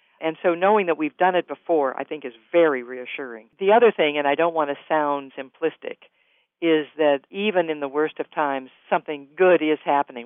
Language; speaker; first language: English; native; English